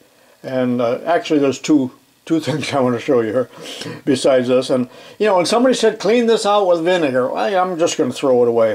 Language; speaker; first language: English; native; English